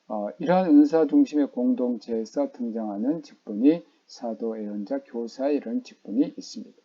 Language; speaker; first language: Korean; native; Korean